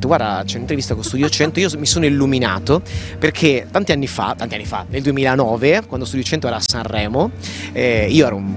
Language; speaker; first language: Italian; native; Italian